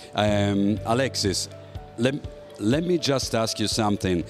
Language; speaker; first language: English; non-native, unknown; Italian